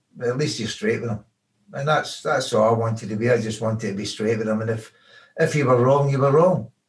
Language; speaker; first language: English; native; English